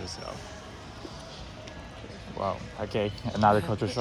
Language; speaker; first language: English; non-native, learner; Chinese